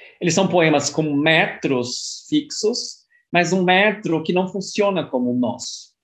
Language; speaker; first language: Portuguese; early bilingual, other home language; German